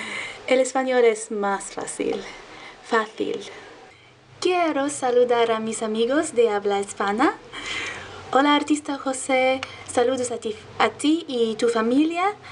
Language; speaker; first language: Spanish; non-native, learner; Arabic